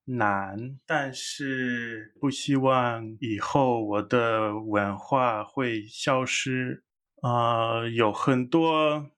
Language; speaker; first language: Chinese; non-native, fluent; English